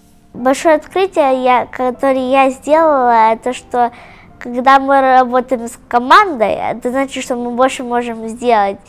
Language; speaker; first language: Russian; early bilingual, heritage; Russian